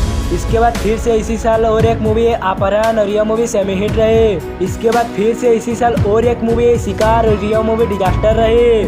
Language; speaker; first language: Hindi; non-native, local second language; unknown